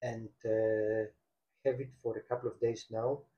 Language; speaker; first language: English; non-native, fluent; Greek